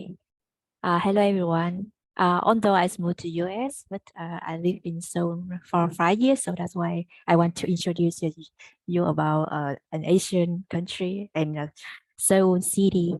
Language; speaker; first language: English; non-native, learner; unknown